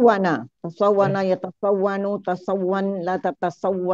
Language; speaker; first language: Arabic; non-native, learner; Indonesian